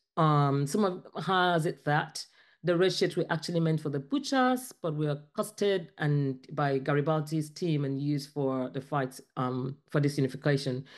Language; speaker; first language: English; non-native, local second language; Ibibio